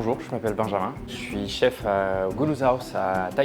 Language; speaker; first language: French; native; French